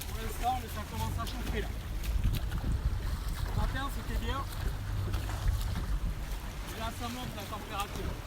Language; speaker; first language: French; native; French